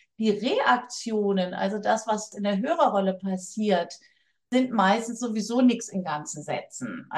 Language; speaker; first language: German; native; German